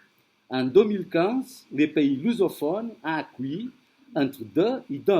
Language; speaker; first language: French; non-native, fluent; Portuguese